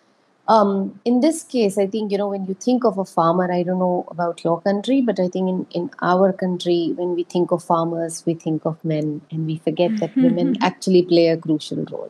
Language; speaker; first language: English; non-native, local second language; Hindi